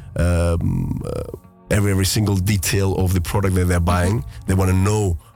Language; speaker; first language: English; early bilingual, other home language; Greek